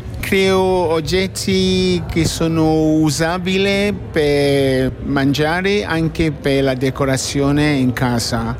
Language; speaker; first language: Italian; non-native, fluent; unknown